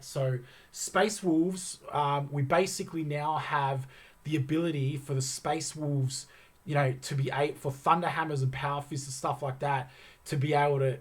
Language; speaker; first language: English; native; English